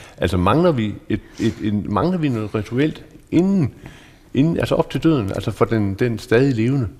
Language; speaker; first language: Danish; native; Danish